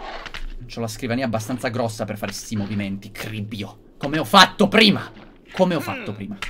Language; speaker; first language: Italian; native; Italian